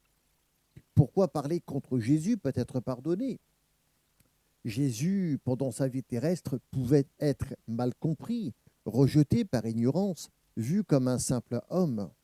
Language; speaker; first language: French; native; French